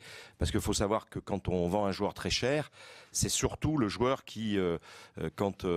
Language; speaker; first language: French; native; French